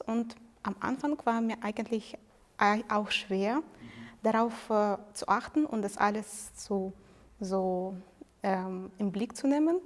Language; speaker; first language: German; non-native, fluent; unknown